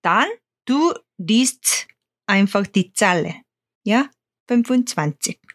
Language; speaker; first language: German; non-native, fluent; Korean